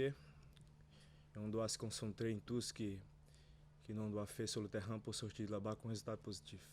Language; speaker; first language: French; non-native, learner; Portuguese